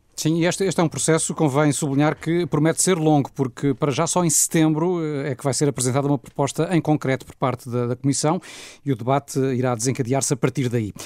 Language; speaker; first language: Portuguese; native; Portuguese